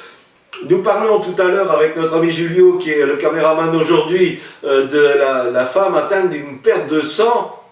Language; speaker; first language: French; native; French